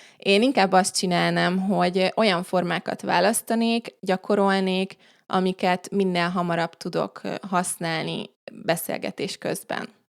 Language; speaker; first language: Hungarian; native; Hungarian